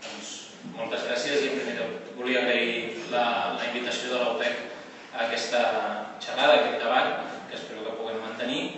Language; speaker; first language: Catalan; native; Catalan